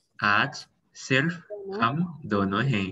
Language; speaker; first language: Hindi; non-native, fluent; Indonesian